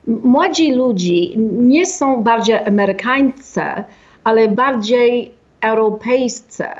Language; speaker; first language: Polish; non-native, fluent; English